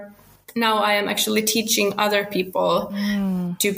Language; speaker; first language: English; non-native, fluent; Finnish